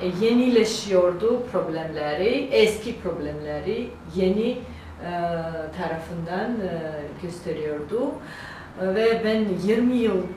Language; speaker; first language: Turkish; non-native, learner; Georgian